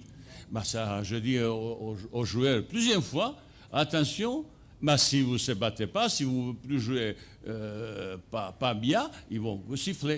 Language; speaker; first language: French; non-native, fluent; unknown